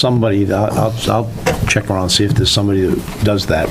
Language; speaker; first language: English; native; English